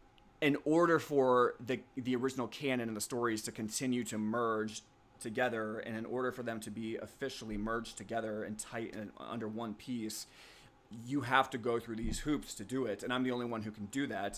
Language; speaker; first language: English; native; English